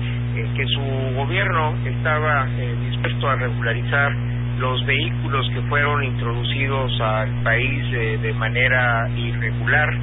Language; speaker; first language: Spanish; native; Spanish